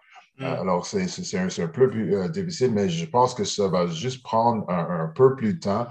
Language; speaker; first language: French; early bilingual, heritage; English